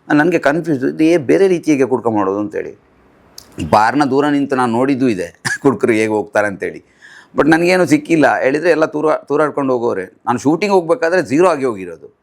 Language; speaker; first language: Kannada; non-native, local second language; Tulu